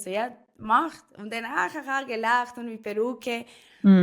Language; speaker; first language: German; non-native, fluent; Spanish